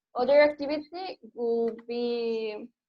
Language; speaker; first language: English; non-native, learner; Spanish